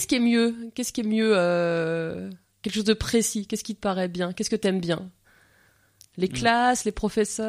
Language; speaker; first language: French; native; French